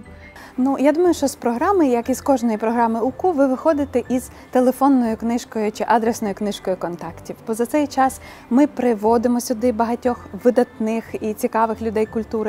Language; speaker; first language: Ukrainian; native; Ukrainian